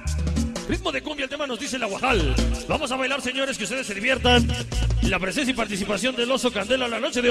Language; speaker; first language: Spanish; native; Spanish